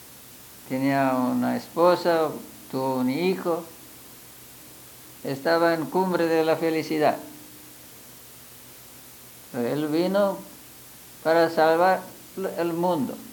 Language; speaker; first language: Spanish; non-native, fluent; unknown